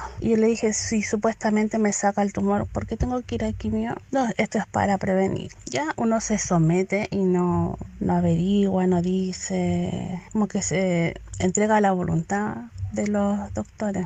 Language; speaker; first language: Spanish; native; Spanish